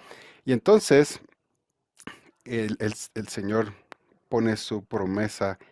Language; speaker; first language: Spanish; native; Spanish